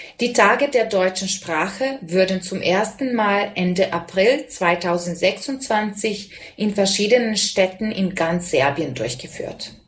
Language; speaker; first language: German; non-native, fluent; Serbian